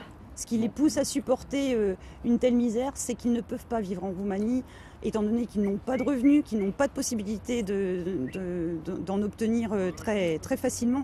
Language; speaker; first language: French; native; French